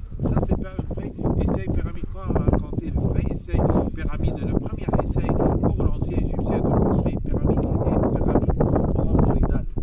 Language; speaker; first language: French; non-native, fluent; Arabic